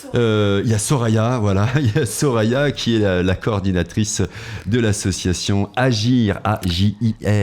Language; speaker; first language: French; native; French